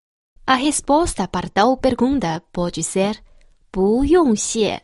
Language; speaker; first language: Portuguese; non-native, fluent; Chinese